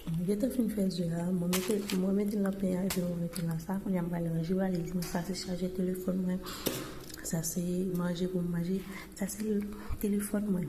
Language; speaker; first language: French; non-native, learner; Haitian Creole